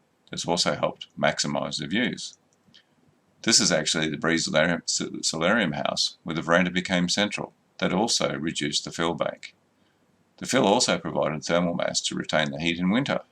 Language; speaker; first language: English; native; English